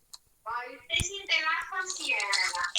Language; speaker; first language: Finnish; non-native, learner; Estonian